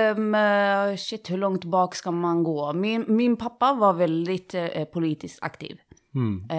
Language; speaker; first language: Swedish; native; Swedish